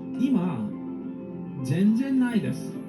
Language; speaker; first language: Japanese; non-native, learner; Korean